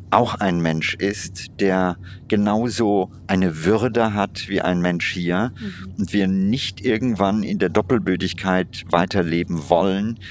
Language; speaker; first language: German; non-native, fluent; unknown